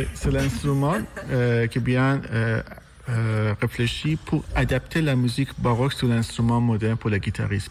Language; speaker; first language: French; non-native, fluent; Persian